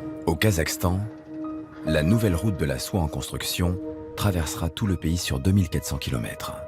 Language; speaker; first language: French; native; French